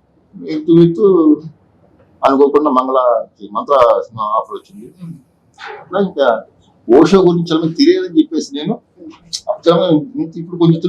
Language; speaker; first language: Telugu; native; Telugu